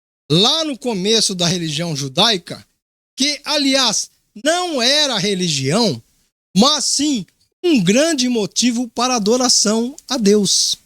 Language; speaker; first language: Portuguese; native; Portuguese